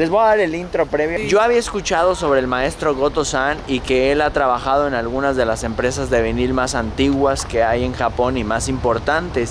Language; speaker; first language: Spanish; native; Spanish